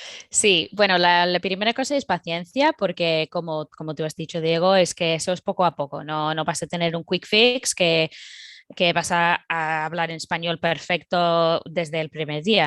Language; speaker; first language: Spanish; non-native, fluent; English